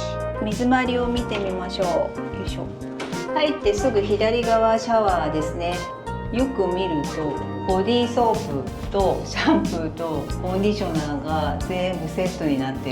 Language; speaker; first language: Japanese; native; Japanese